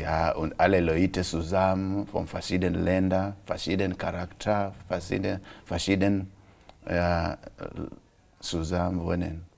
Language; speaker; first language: German; non-native, local second language; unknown